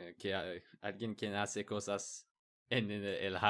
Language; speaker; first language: Spanish; non-native, learner; English